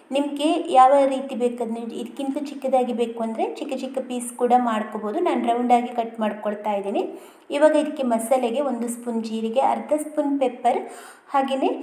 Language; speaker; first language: Kannada; non-native, local second language; Tulu